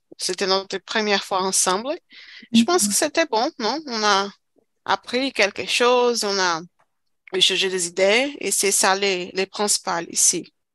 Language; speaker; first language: French; non-native, fluent; Portuguese